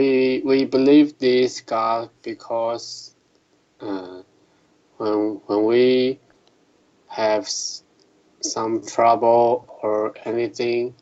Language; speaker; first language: English; non-native, learner; Chinese